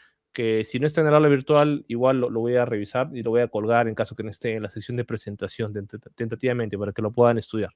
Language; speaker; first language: Spanish; native; Spanish